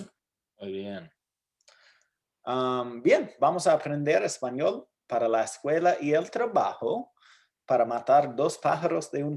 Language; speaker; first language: Spanish; non-native, fluent; English